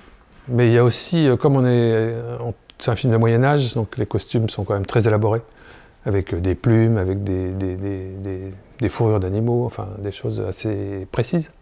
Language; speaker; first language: French; native; French